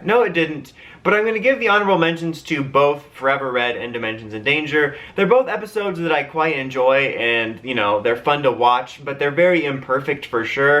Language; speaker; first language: English; native; English